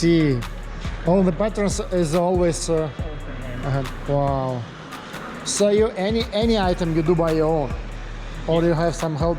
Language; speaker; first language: English; non-native, learner; Russian